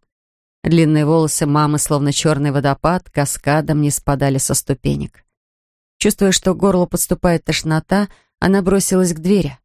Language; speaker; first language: Russian; native; Russian